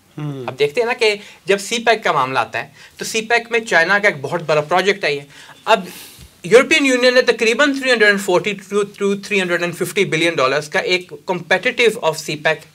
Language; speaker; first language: Urdu; native; Urdu